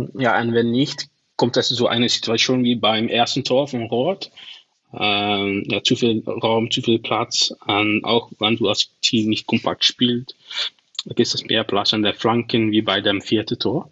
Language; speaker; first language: German; non-native, learner; Dutch